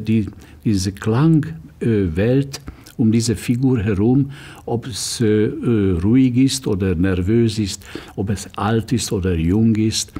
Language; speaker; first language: German; non-native, fluent; Hungarian